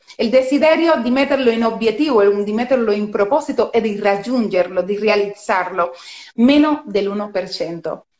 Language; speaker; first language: Italian; non-native, fluent; Spanish